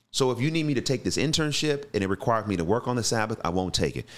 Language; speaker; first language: English; native; English